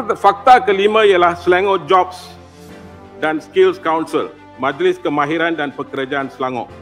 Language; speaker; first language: Malay; non-native, local second language; Tamil